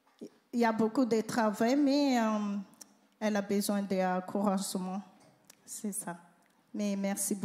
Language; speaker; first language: French; non-native, learner; Malagasy